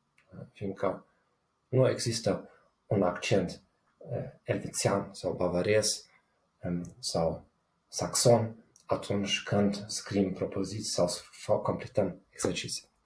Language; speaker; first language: Romanian; non-native, fluent; German